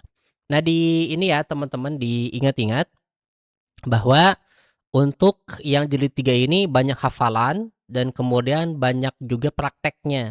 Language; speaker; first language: Indonesian; native; Indonesian